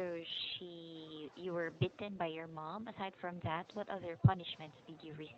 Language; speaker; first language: English; non-native, fluent; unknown